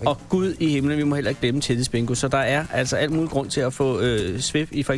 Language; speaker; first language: Danish; native; Danish